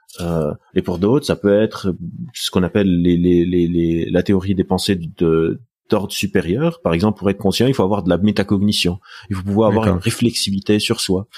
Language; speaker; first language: French; non-native, local second language; Arabic